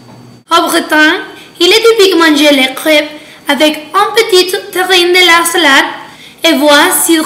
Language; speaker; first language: French; non-native, learner; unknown